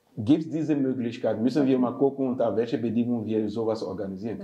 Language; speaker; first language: German; non-native, fluent; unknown